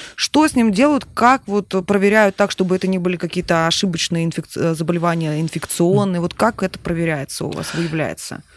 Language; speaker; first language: Russian; native; Russian